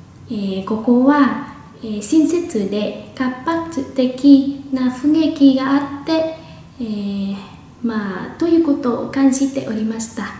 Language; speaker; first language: Japanese; non-native, fluent; Vietnamese